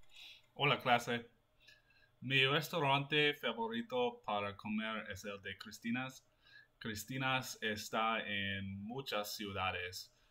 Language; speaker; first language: Spanish; non-native, learner; English